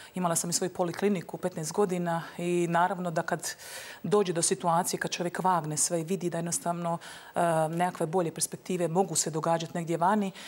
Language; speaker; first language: Croatian; native; Croatian